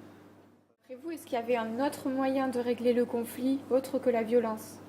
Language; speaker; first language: French; native; French